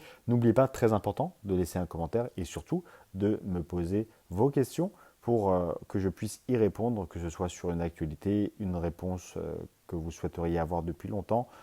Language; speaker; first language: French; native; French